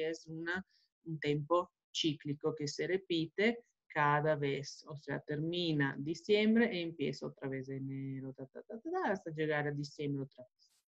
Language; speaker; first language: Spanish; non-native, fluent; Italian